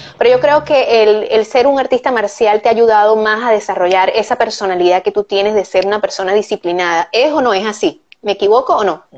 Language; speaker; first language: Spanish; native; Spanish